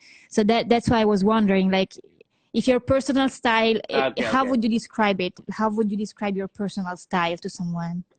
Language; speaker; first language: English; non-native, fluent; Italian